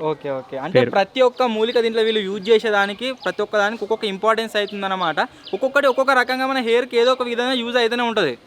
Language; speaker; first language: Telugu; native; Telugu